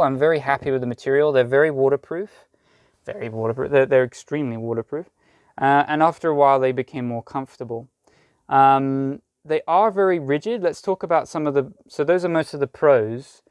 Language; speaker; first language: English; native; English